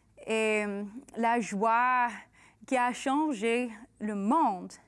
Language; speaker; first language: French; non-native, learner; English